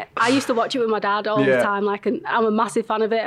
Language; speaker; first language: English; native; English